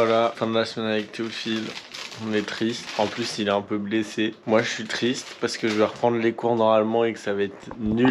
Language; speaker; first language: French; native; French